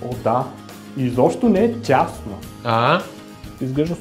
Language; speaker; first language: Bulgarian; native; Bulgarian